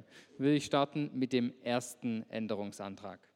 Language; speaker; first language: German; native; German